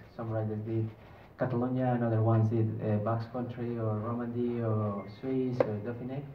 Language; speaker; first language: English; non-native, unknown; Spanish